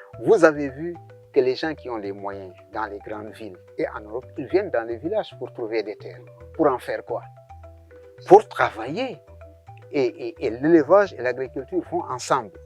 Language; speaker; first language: French; non-native, local second language; Serer